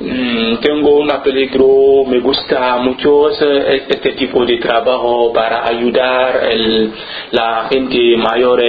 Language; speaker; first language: Spanish; non-native, learner; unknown